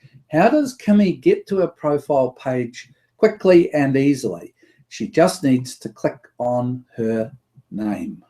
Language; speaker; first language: English; native; English